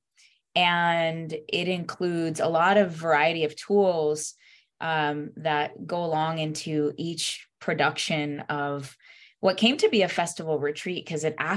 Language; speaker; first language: English; early bilingual, other home language; Spanish